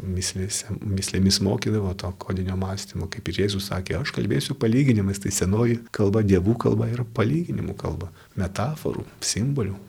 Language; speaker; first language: Lithuanian; native; Lithuanian